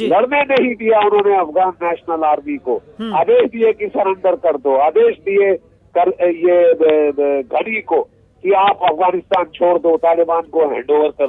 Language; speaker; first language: Hindi; native; Hindi